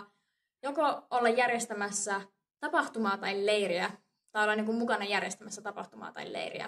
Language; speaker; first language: Finnish; native; Finnish